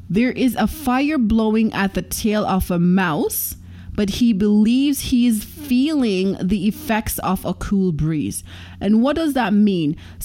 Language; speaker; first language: English; non-native, local second language; Jamaican Creole English